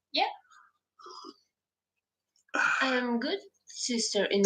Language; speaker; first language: English; non-native, learner; Ukrainian